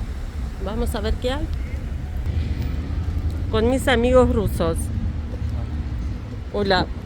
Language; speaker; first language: Spanish; non-native, fluent; Russian